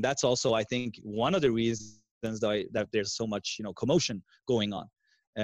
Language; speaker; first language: English; non-native, fluent; Swedish